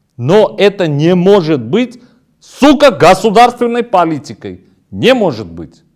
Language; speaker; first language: Russian; non-native, local second language; Armenian